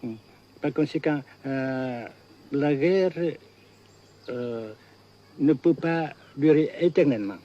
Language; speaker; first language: French; non-native, local second language; Vietnamese